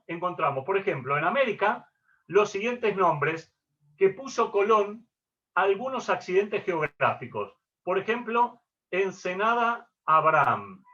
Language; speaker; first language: Spanish; native; Spanish